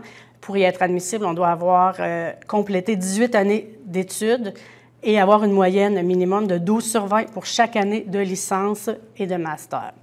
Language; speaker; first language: French; native; French